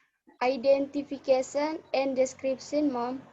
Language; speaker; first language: English; non-native, learner; Indonesian